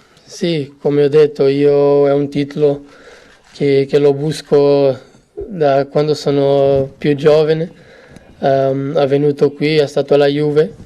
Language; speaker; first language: Italian; non-native, fluent; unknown